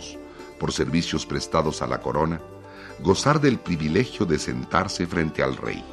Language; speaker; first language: Spanish; native; Spanish